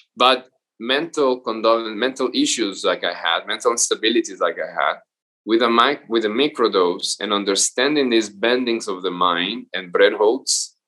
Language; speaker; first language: English; non-native, fluent; Spanish